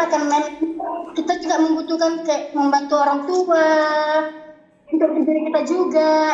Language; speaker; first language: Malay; non-native, fluent; Indonesian